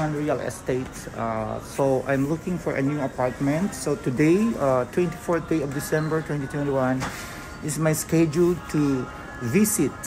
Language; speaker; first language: English; non-native, local second language; Filipino